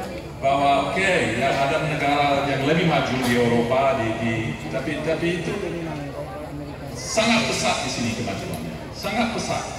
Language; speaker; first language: Indonesian; non-native, fluent; English